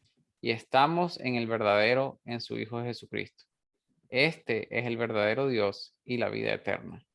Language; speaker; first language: Spanish; native; Spanish